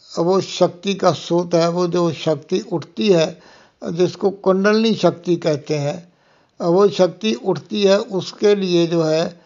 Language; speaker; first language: Hindi; non-native, local second language; Punjabi